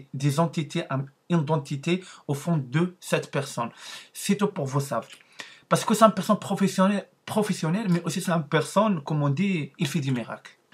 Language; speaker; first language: French; non-native, learner; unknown